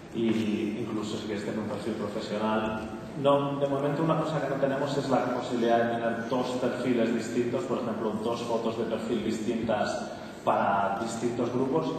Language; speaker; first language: Spanish; native; Spanish